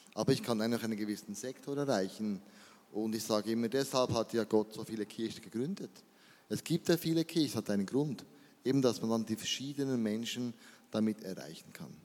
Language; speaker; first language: German; native; German